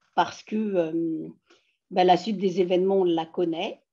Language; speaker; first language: French; native; French